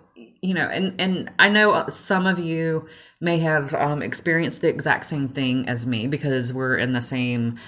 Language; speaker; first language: English; native; English